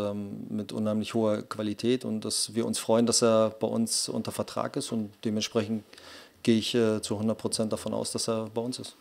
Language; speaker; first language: German; native; German